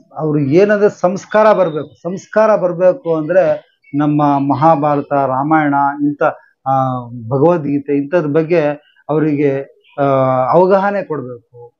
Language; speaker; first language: Kannada; native; Kannada